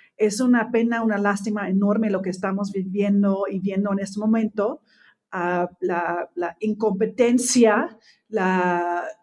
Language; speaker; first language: Spanish; non-native, fluent; English